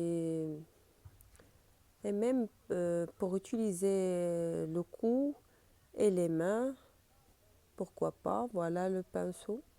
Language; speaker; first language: French; non-native, learner; Arabic